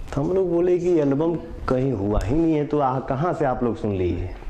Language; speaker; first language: Hindi; non-native, local second language; Bhojpuri